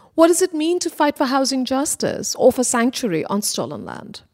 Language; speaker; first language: English; non-native, local second language; Bangla